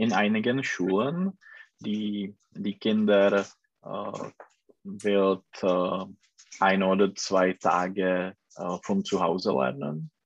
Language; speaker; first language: German; non-native, learner; Czech